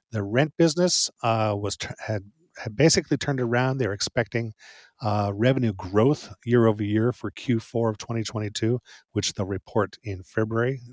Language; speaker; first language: English; native; English